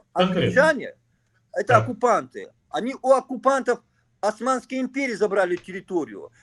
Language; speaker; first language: Russian; native; Russian